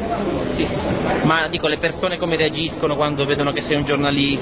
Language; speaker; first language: Italian; native; Italian